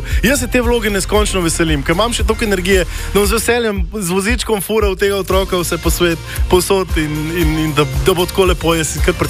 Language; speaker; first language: Slovenian; native; Slovenian